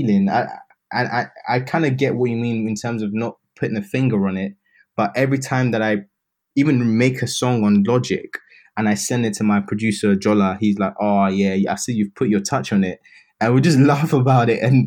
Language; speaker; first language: English; native; English